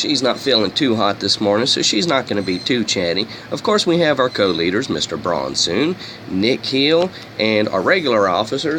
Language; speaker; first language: English; native; English